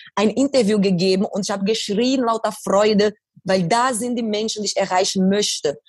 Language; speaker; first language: German; non-native, fluent; Portuguese